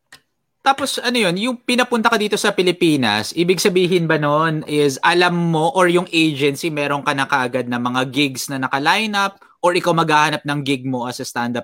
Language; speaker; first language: Filipino; native; Filipino